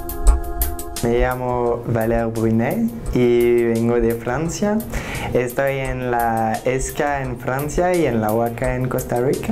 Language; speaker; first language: Spanish; non-native, learner; French